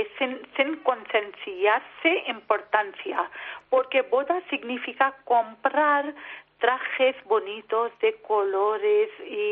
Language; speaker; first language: Spanish; non-native, learner; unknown